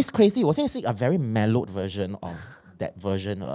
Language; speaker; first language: English; non-native, local second language; Chinese